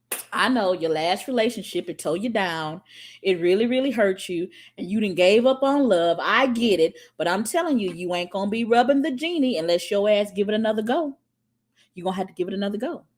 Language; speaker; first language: English; native; English